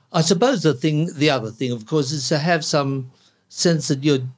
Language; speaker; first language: English; non-native, local second language; Cantonese